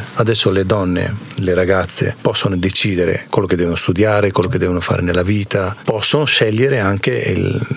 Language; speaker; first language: Italian; non-native, fluent; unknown